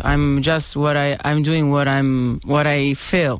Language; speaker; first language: English; non-native, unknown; Italian